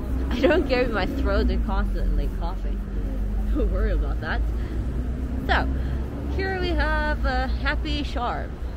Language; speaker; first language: English; non-native, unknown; Korean